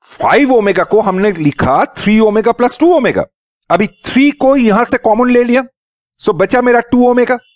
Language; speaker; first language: Hindi; native; Hindi